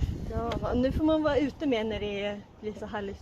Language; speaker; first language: Swedish; native; Swedish